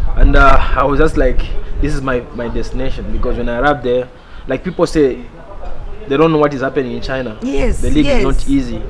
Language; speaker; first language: English; non-native, local second language; Bemba